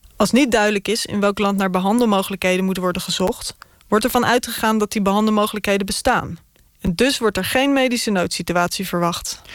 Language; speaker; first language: Dutch; native; Dutch